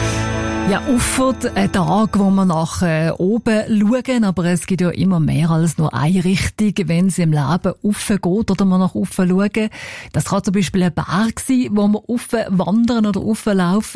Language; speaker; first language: German; native; German